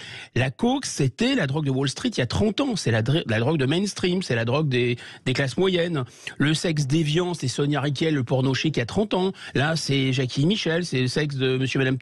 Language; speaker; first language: French; native; French